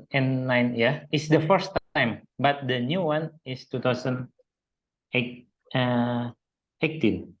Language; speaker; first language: English; non-native, learner; Indonesian